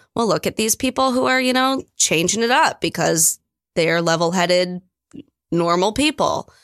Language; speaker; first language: English; native; English